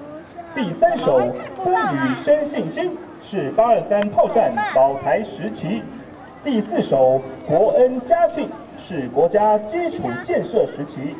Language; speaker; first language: Chinese; native; Chinese